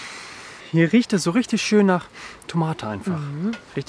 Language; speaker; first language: German; native; German